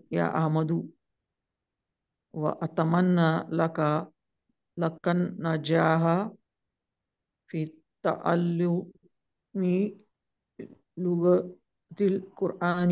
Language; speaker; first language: Arabic; non-native, learner; Urdu